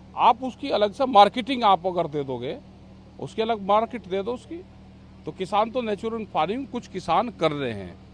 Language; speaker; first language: Hindi; native; Hindi